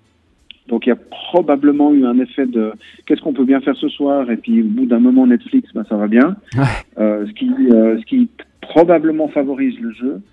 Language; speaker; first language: French; native; French